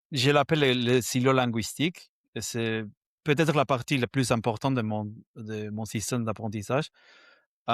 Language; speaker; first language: French; non-native, fluent; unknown